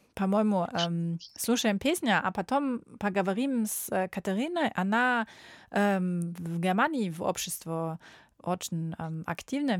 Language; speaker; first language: Russian; non-native, learner; German